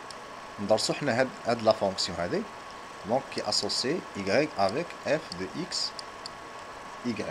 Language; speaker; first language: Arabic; native; Arabic